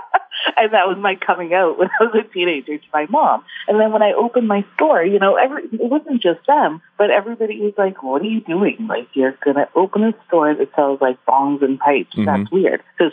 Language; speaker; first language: English; early bilingual, other home language; Hebrew